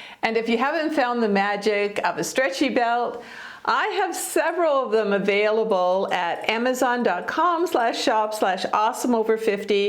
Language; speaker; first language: English; native; English